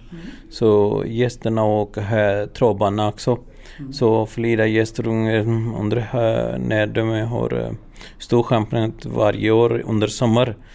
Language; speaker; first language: Swedish; non-native, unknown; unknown